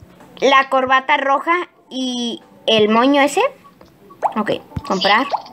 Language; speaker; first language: Spanish; native; Spanish